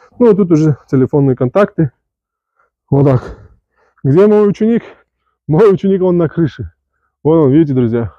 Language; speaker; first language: Russian; non-native, local second language; Uzbek